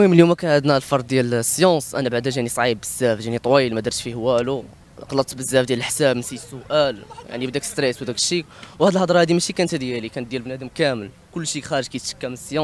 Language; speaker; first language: Arabic; native; Arabic